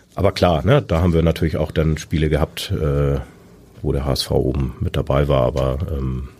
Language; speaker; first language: German; native; German